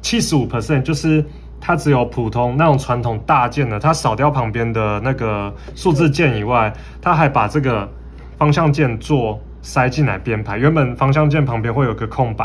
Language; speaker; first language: Chinese; native; Chinese